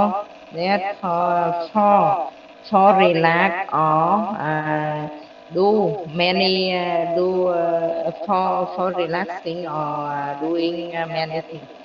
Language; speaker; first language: English; non-native, learner; Vietnamese